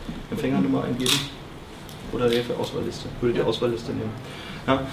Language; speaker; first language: German; native; German